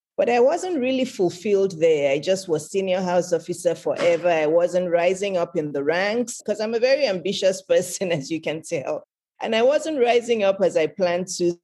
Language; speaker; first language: English; non-native, local second language; Yoruba